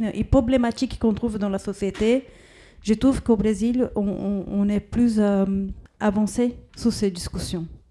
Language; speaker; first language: French; non-native, fluent; Portuguese